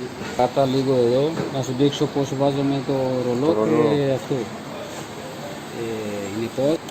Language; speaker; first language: Greek; non-native, learner; Urdu